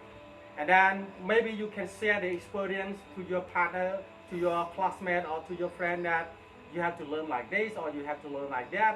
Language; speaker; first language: English; non-native, fluent; Khmer